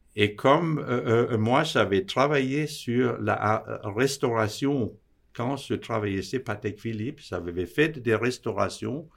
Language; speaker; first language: French; non-native, fluent; Danish